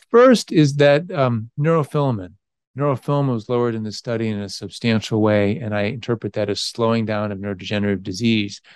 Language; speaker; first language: English; native; English